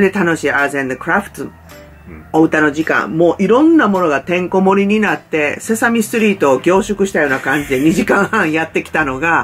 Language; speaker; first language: Japanese; native; Japanese